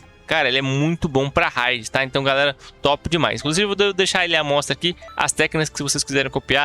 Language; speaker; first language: Portuguese; native; Portuguese